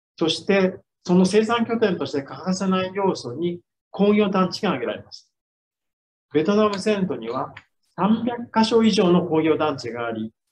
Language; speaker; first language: Japanese; native; Japanese